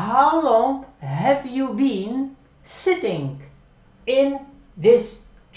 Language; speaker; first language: Russian; non-native, fluent; Slovak